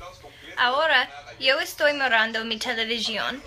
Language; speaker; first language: Spanish; non-native, learner; English